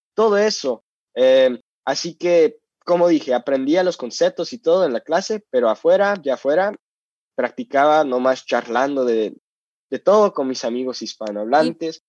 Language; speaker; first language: Spanish; non-native, fluent; English